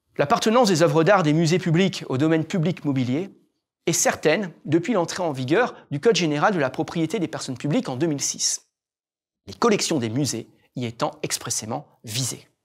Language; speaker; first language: French; native; French